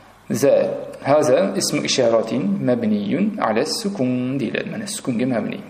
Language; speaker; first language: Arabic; non-native, fluent; Uzbek